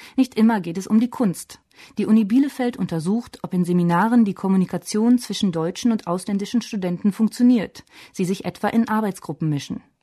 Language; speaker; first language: German; native; German